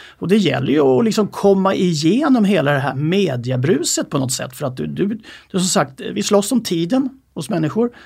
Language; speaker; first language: Swedish; native; Swedish